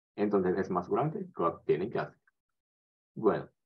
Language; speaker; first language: Spanish; non-native, learner; Japanese